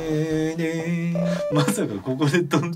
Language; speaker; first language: Japanese; native; Japanese